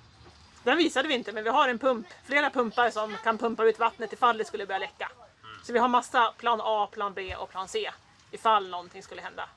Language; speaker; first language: Swedish; native; Swedish